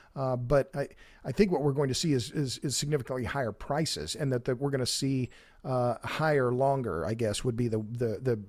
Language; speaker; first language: English; native; English